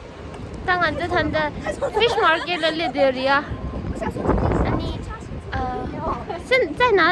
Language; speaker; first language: Chinese; non-native, learner; Tibetan